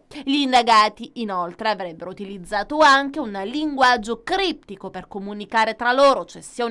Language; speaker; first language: Italian; native; Italian